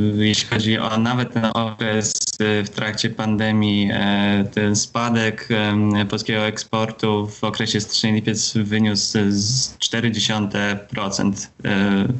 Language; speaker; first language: Polish; non-native, learner; English